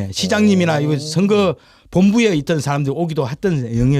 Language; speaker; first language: Korean; native; Korean